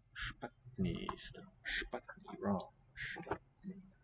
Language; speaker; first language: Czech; non-native, learner; English